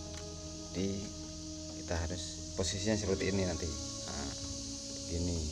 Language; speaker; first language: Indonesian; native; Indonesian